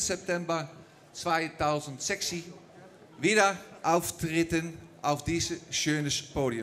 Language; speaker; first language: German; non-native, learner; Dutch